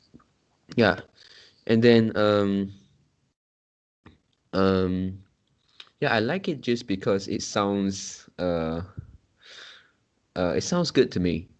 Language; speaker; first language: English; non-native, local second language; Chinese